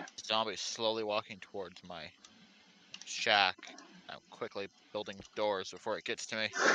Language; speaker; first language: English; native; English